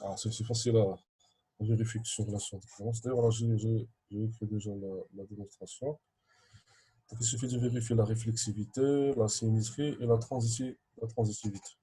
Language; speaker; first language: French; non-native, local second language; Arabic